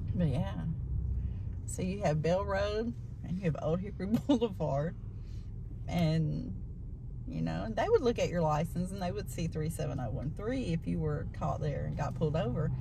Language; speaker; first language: English; native; English